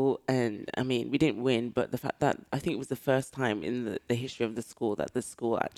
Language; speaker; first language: English; native; English